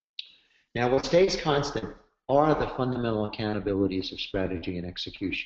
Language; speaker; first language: English; native; English